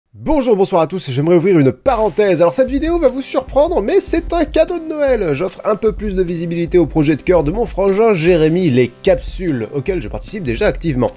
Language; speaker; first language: French; native; French